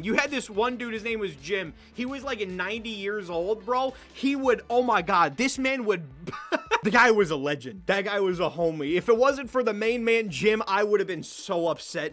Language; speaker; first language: English; native; English